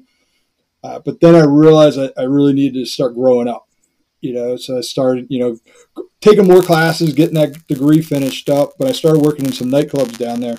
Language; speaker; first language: English; native; English